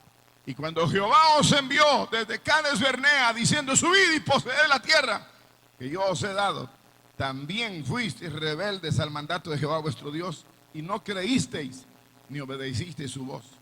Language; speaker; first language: Spanish; native; Spanish